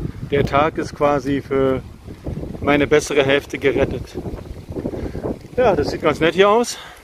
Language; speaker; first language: German; native; German